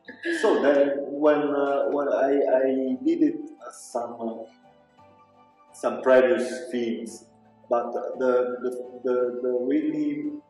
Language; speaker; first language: English; non-native, learner; Italian